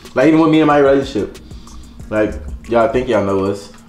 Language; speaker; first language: English; native; English